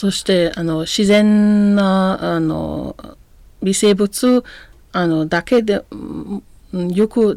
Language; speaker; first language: Japanese; non-native, learner; German